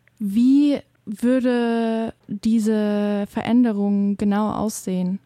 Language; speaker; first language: German; native; German